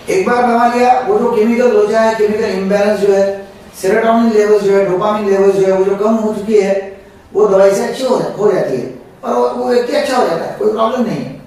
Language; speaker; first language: Hindi; non-native, local second language; Marathi